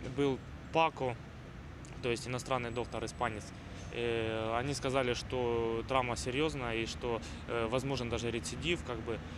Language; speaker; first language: Russian; native; Russian